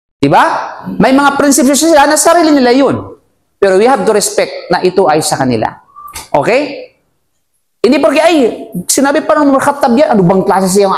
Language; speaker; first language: Filipino; non-native, local second language; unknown